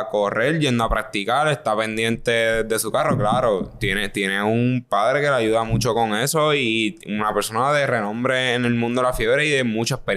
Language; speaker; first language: Spanish; native; Spanish